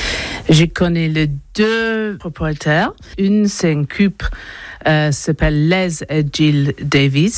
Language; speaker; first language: French; non-native, learner; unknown